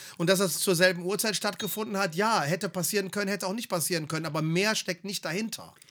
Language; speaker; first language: German; native; German